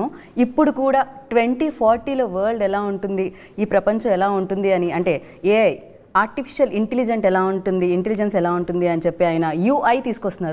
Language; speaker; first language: Telugu; native; Telugu